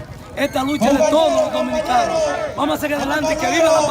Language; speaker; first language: Spanish; native; Spanish